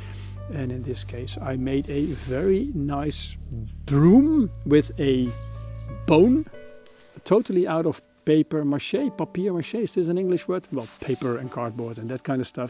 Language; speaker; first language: English; non-native, fluent; Dutch